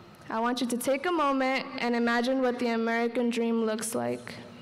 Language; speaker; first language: English; early bilingual, other home language; Spanish